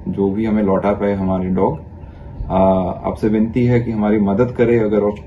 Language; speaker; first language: Hindi; non-native, local second language; Bangla